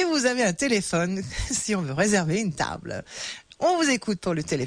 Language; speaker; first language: French; native; French